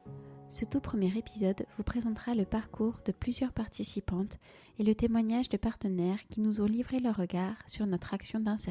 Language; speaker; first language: French; native; French